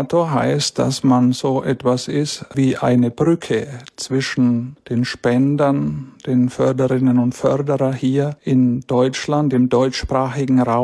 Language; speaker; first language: German; native; German